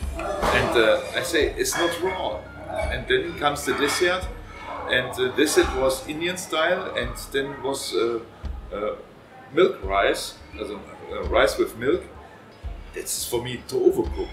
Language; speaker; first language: English; non-native, learner; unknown